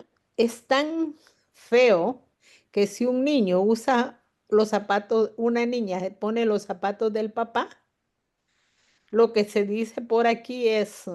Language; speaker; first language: Spanish; native; Spanish